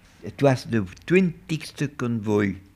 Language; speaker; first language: Dutch; non-native, local second language; French